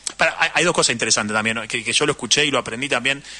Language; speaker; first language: Spanish; native; Spanish